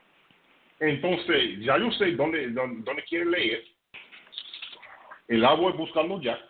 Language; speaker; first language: Spanish; non-native, fluent; English